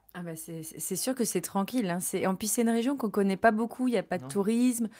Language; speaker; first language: French; native; French